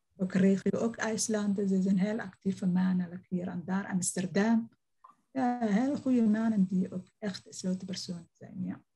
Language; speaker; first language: Dutch; non-native, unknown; Somali